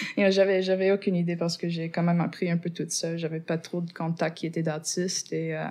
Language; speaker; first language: French; non-native, fluent; English